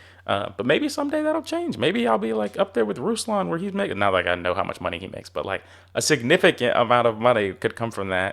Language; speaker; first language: English; native; English